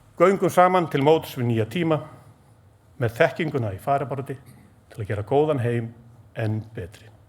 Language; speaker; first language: Icelandic; native; Icelandic